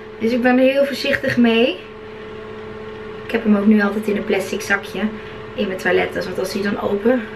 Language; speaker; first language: Dutch; native; Dutch